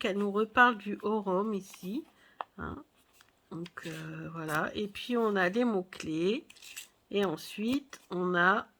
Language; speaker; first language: French; native; French